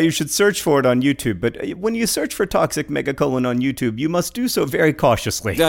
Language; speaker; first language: English; native; English